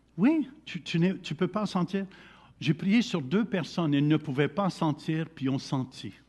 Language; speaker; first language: French; native; French